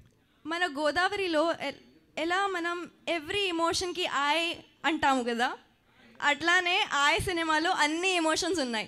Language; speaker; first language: Telugu; non-native, fluent; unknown